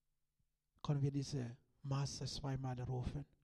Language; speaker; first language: German; non-native, learner; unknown